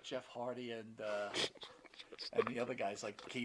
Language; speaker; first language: English; native; English